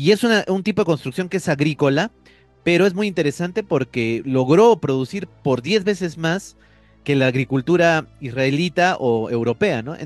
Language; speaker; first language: Spanish; native; Spanish